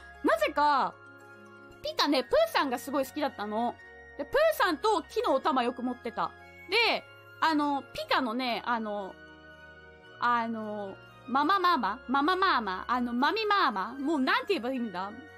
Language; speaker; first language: Japanese; native; Japanese